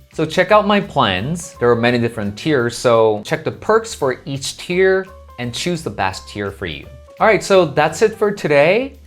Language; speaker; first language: English; non-native, fluent; Korean